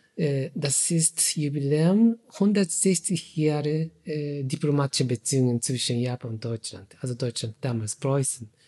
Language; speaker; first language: German; non-native, fluent; Japanese